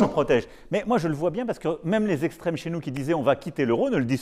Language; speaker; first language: French; native; French